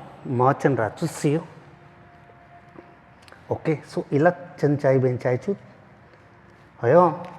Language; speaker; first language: Vietnamese; non-native, learner; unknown